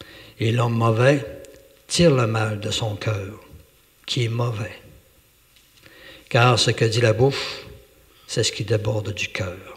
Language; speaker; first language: French; native; French